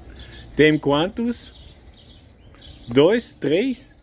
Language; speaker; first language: Portuguese; non-native, learner; French